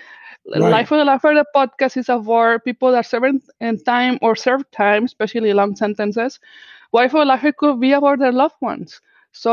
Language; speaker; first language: English; non-native, fluent; Spanish